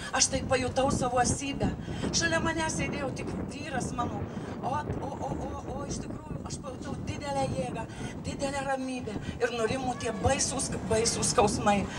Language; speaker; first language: Lithuanian; native; Lithuanian